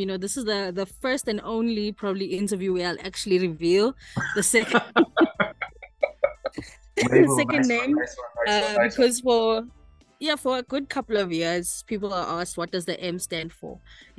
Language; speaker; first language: English; native; English